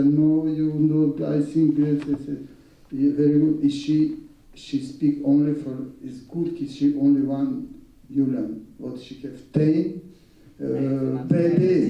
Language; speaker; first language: English; non-native, learner; Russian